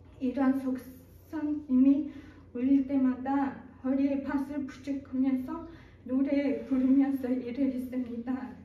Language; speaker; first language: Korean; non-native, fluent; Mongolian